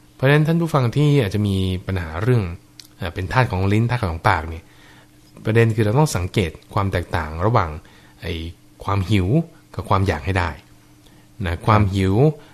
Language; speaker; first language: Thai; native; Thai